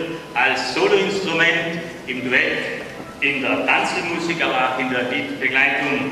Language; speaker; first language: German; native; German